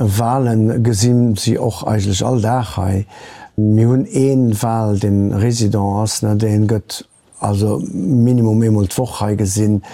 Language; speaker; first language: Luxembourgish; early bilingual, other home language; Portuguese